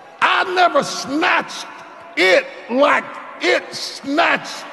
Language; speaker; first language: English; native; English